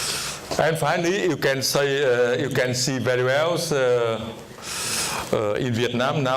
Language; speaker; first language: English; non-native, fluent; Vietnamese